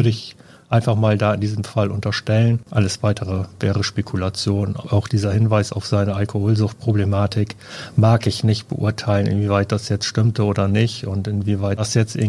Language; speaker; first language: German; native; German